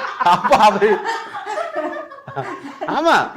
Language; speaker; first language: Tamil; non-native, learner; Malayalam